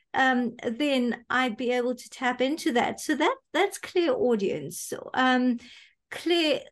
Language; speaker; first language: English; native; English